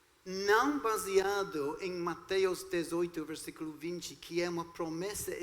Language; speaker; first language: Portuguese; non-native, fluent; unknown